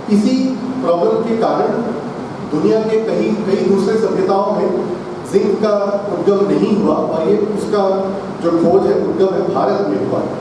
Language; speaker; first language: Hindi; non-native, local second language; Tamil